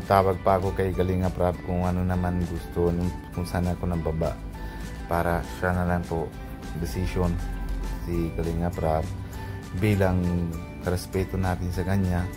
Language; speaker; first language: Filipino; non-native, learner; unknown